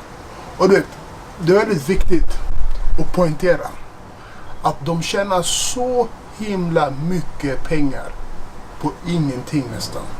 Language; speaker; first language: Swedish; non-native, fluent; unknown